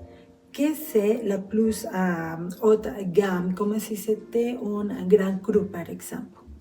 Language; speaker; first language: French; non-native, fluent; Spanish